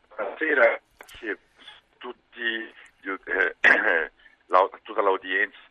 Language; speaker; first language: Italian; non-native, fluent; Portuguese